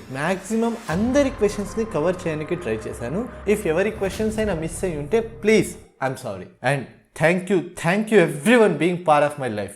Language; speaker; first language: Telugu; non-native, fluent; Kannada